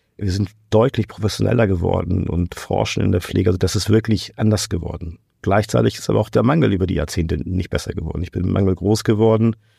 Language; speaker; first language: German; non-native, fluent; Portuguese